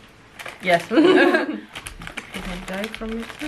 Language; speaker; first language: English; non-native, learner; Russian